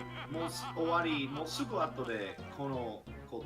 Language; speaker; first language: Japanese; non-native, learner; English